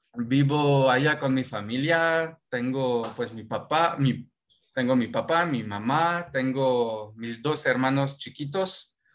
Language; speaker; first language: Spanish; non-native, fluent; French